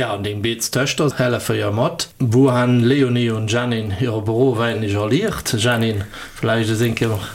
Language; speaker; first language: German; native; German